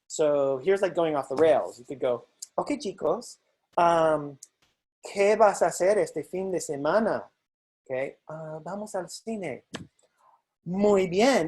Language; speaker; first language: Spanish; non-native, fluent; English